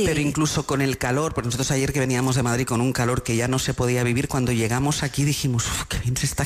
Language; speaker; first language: Spanish; native; Spanish